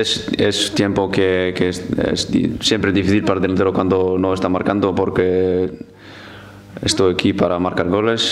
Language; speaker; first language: Spanish; non-native, fluent; Icelandic